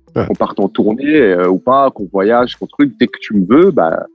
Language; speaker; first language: French; native; French